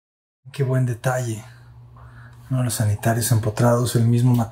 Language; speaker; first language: Spanish; native; Spanish